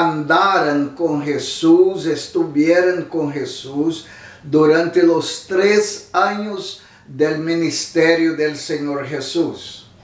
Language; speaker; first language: Spanish; non-native, fluent; Portuguese